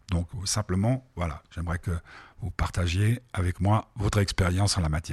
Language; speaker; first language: French; native; French